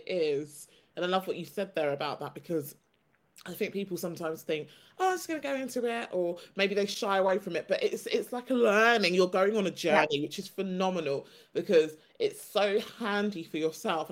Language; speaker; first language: English; native; English